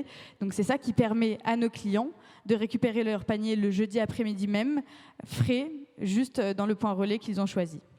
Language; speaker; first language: French; native; French